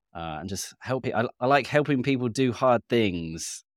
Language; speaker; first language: English; native; English